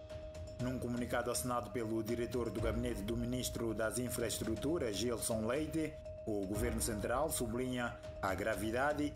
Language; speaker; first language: Portuguese; native; Portuguese